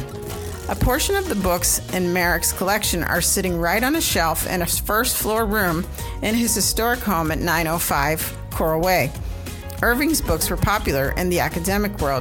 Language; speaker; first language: English; native; English